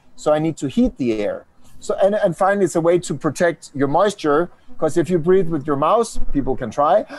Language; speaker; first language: English; non-native, fluent; Danish